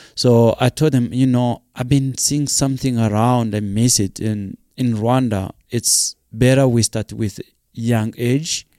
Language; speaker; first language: English; non-native, local second language; Kinyarwanda